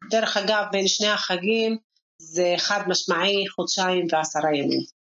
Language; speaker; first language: Hebrew; non-native, local second language; Arabic